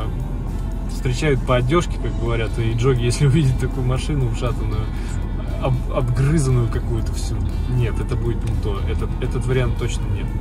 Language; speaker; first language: Russian; native; Russian